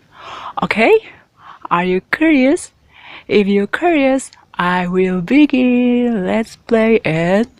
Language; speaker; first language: English; non-native, learner; Indonesian